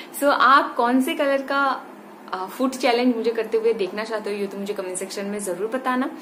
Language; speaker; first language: Hindi; non-native, local second language; Bangla